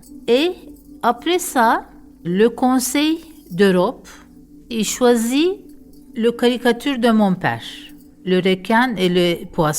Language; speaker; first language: French; non-native, fluent; Turkish